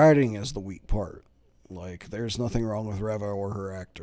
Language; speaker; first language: English; native; English